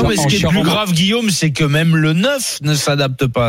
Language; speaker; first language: French; native; French